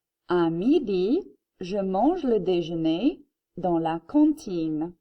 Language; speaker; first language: French; non-native, fluent; English